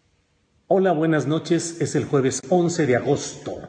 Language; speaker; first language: Spanish; native; Spanish